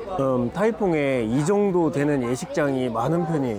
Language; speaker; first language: Korean; native; Korean